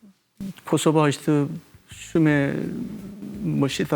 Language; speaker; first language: Albanian; non-native, learner; Korean